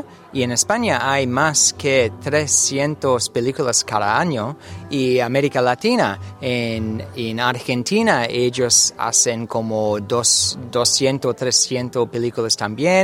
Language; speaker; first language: Spanish; non-native, learner; English